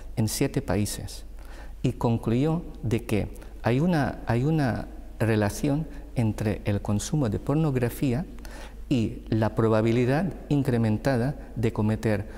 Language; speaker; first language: Spanish; non-native, fluent; Filipino